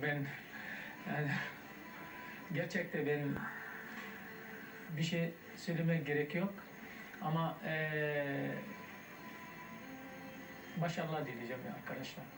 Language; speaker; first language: Turkish; non-native, learner; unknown